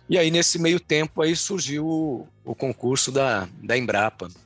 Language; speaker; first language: Portuguese; native; Portuguese